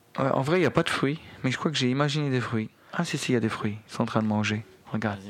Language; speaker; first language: French; non-native, local second language; Arabic